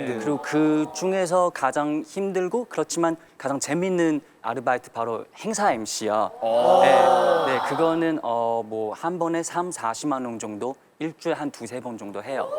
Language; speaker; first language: Korean; non-native, fluent; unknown